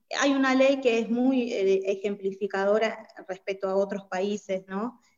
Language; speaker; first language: Spanish; native; Spanish